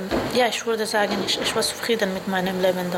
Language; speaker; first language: German; non-native, learner; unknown